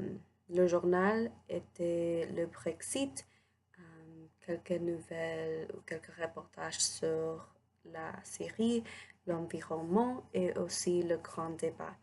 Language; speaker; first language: French; non-native, learner; English